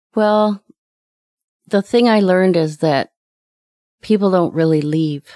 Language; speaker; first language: English; native; English